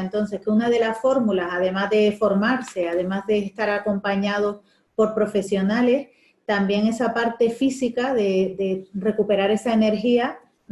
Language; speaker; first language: Spanish; native; Spanish